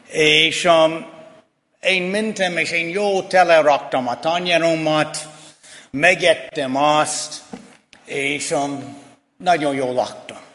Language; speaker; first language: Hungarian; non-native, fluent; English